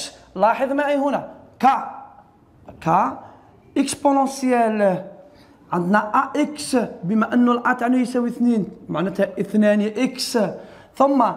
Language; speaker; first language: Arabic; native; Arabic